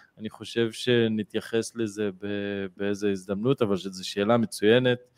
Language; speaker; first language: Hebrew; native; Hebrew